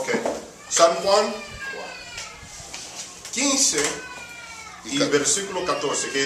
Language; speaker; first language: Spanish; early bilingual, heritage; Spanish